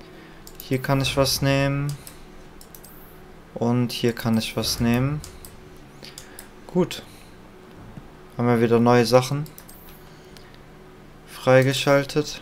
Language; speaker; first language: German; native; German